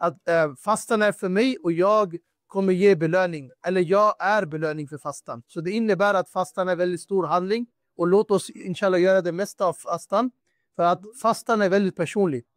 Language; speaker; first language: Swedish; non-native, fluent; Urdu